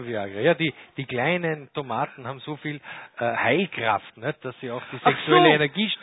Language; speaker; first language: German; native; German